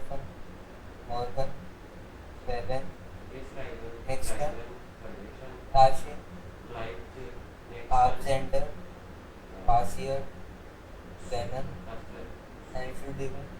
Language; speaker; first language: German; non-native, learner; Hindi